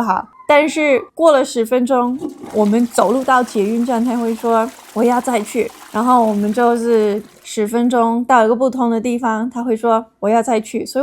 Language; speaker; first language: Chinese; non-native, fluent; English